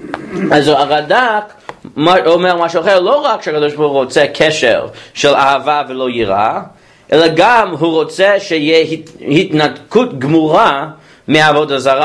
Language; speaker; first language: Hebrew; non-native, fluent; English